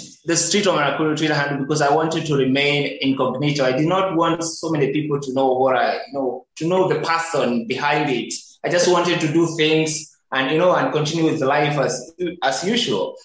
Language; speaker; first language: English; non-native, local second language; Kikuyu